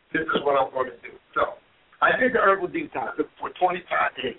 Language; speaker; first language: English; native; English